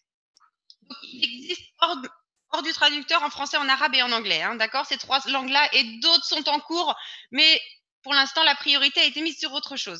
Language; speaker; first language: French; native; French